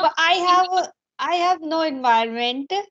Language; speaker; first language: English; non-native, learner; Hindi